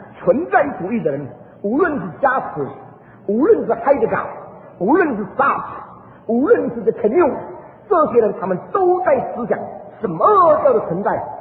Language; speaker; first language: Chinese; early bilingual, heritage; Chinese